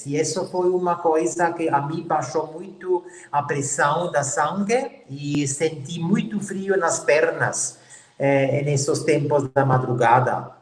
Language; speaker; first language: Portuguese; non-native, fluent; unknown